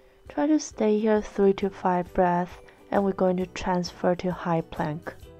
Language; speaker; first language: English; non-native, fluent; Chinese